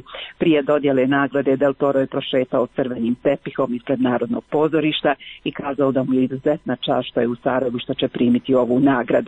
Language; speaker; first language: Croatian; native; Croatian